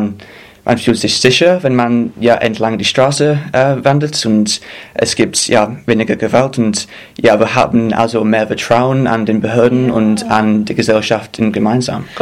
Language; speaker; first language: German; non-native, fluent; English